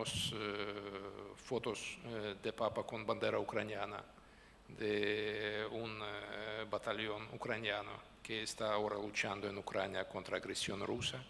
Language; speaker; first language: Spanish; non-native, learner; Ukrainian